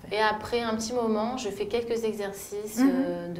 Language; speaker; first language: French; native; French